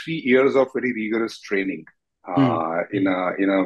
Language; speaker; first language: English; non-native, local second language; Marathi